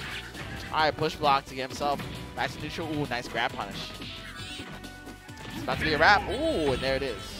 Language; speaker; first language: English; native; English